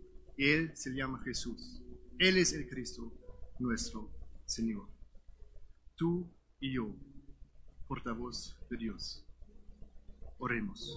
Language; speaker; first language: Spanish; non-native, fluent; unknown